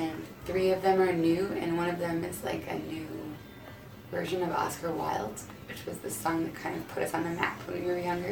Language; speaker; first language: English; native; English